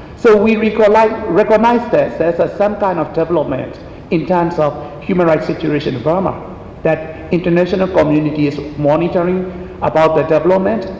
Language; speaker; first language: English; non-native, fluent; Burmese